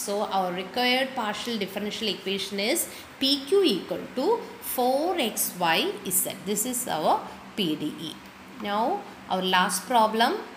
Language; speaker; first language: English; non-native, local second language; Malayalam